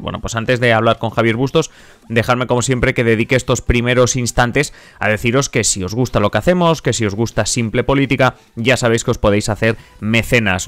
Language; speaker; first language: Spanish; native; Spanish